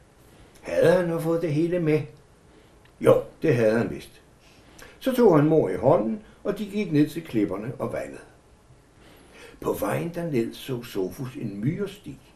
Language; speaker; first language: Danish; native; Danish